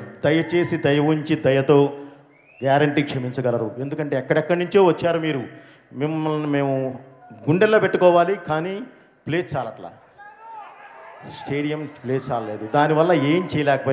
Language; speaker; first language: Telugu; native; Telugu